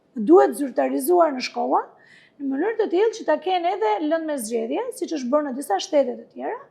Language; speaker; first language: Albanian; non-native, local second language; Greek